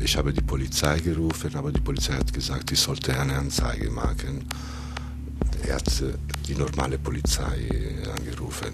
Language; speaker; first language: German; non-native, fluent; Italian